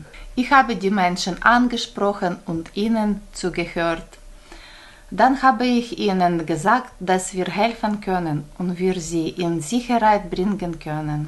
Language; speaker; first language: German; non-native, fluent; Ukrainian